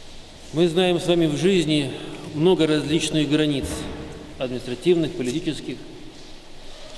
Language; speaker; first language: Russian; native; Russian